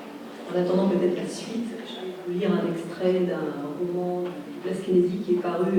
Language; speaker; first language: French; native; French